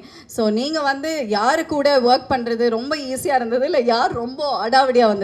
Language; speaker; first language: Tamil; native; Tamil